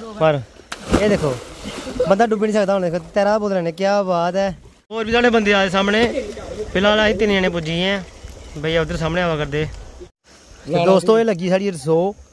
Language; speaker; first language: Punjabi; non-native, local second language; Dogri